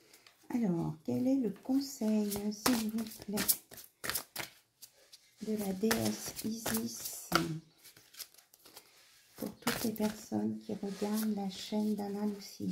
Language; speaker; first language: French; native; French